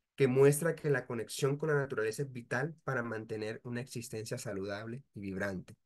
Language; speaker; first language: Spanish; native; Spanish